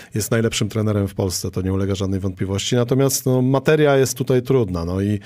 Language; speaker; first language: Polish; native; Polish